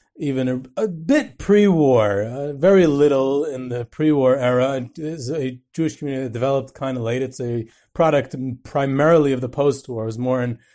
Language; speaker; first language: English; native; English